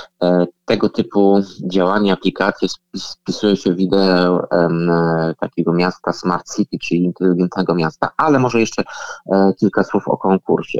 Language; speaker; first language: Polish; native; Polish